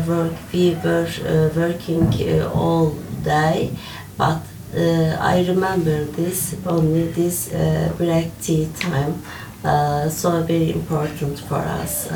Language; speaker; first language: English; non-native, learner; Turkish